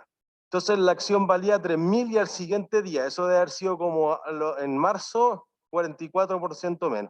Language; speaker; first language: Spanish; native; Spanish